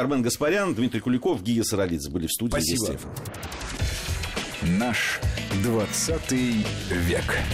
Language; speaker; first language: Russian; native; Russian